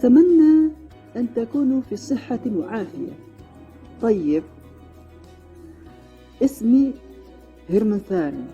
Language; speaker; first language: Arabic; non-native, learner; Indonesian